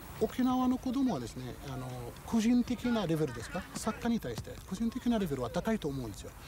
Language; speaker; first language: Japanese; non-native, fluent; Arabic